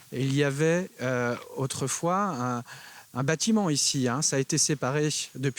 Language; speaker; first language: French; native; French